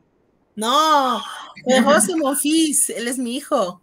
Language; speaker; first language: Spanish; native; Spanish